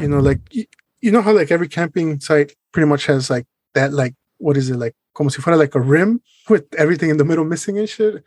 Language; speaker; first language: English; early bilingual, other home language; Spanish